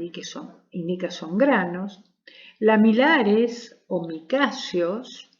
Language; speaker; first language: Spanish; native; Spanish